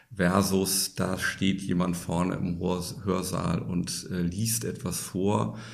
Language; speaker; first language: German; native; German